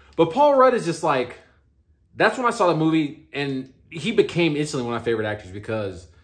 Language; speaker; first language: English; native; English